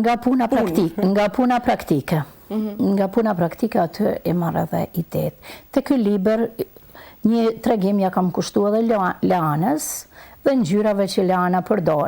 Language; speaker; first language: Albanian; native; Albanian